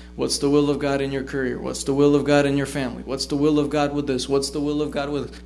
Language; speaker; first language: English; native; English